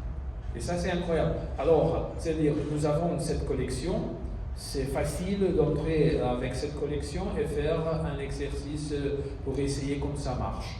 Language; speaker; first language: French; non-native, fluent; Italian